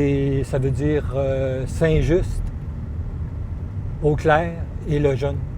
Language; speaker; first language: French; native; French